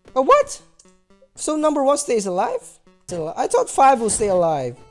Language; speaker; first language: English; non-native, local second language; Filipino